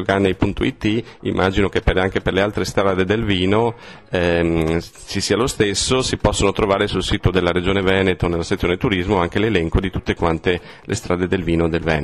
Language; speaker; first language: Italian; native; Italian